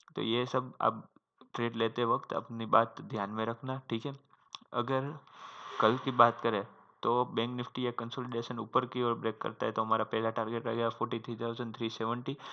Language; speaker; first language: Hindi; non-native, local second language; Gujarati